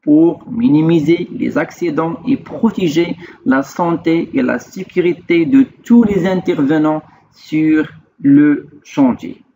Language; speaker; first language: French; non-native, local second language; Arabic